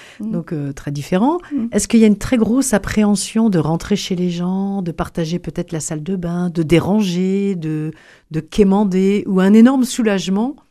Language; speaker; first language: French; native; French